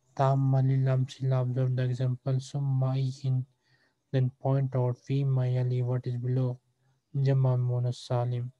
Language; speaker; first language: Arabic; non-native, fluent; Urdu